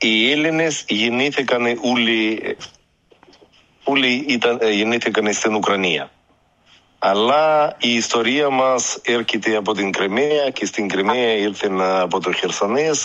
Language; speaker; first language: Greek; early bilingual, heritage; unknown